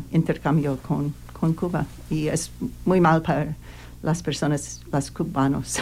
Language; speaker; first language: Spanish; non-native, learner; English